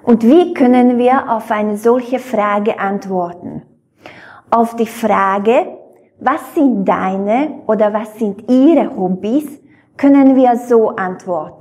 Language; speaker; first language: German; non-native, fluent; Slovak